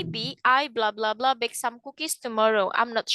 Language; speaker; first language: English; non-native, fluent; Indonesian